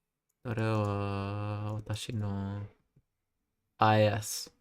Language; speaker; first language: Japanese; non-native, learner; English